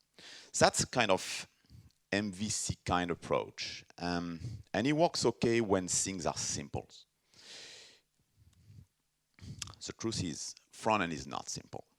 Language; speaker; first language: English; non-native, fluent; French